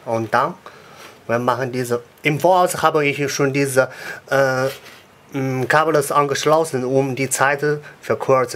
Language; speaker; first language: German; non-native, learner; Chinese